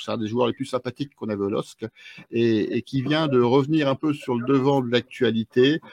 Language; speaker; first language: French; native; French